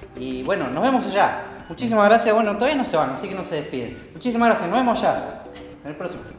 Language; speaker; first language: Spanish; native; Spanish